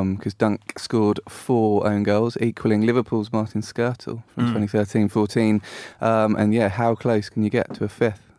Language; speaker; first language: English; native; English